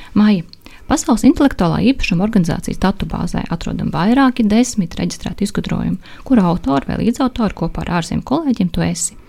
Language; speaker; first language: Latvian; native; Latvian